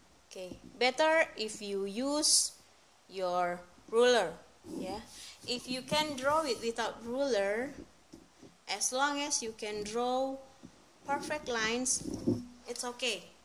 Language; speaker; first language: English; non-native, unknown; Indonesian